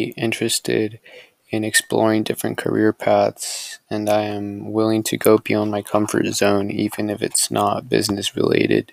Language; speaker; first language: English; native; English